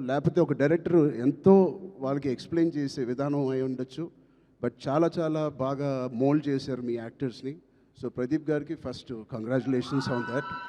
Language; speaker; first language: Telugu; native; Telugu